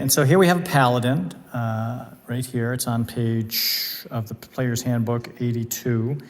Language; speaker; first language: English; native; English